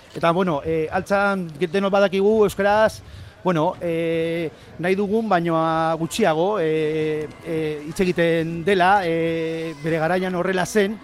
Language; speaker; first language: Basque; non-native, local second language; Spanish